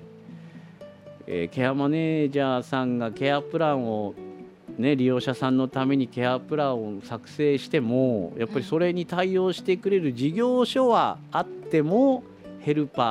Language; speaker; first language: Japanese; native; Japanese